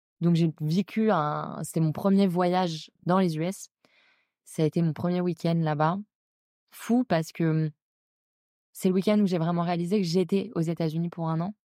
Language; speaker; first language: French; native; French